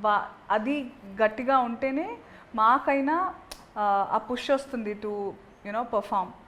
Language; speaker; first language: Telugu; native; Telugu